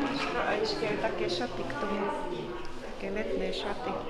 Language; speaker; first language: Slovak; non-native, local second language; Hungarian